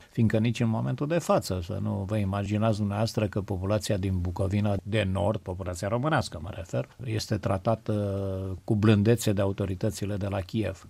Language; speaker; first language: Romanian; native; Romanian